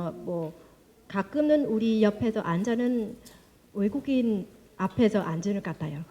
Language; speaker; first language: Korean; non-native, learner; Vietnamese